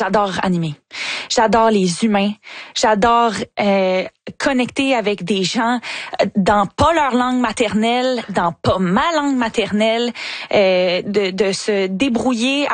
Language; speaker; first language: French; native; French